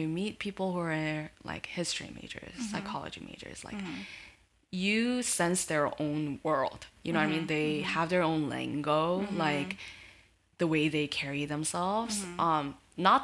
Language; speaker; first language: English; early bilingual, other home language; Korean